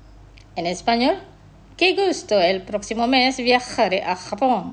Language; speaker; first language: Spanish; non-native, fluent; Indonesian